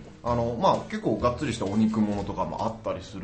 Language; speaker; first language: Japanese; native; Japanese